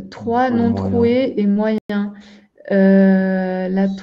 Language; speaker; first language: French; native; French